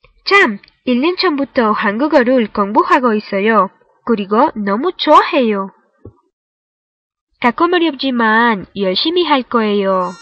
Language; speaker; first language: Korean; non-native, learner; Spanish